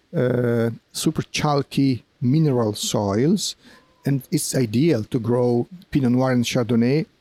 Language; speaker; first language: English; non-native, fluent; Italian